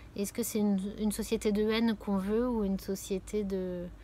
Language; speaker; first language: French; native; French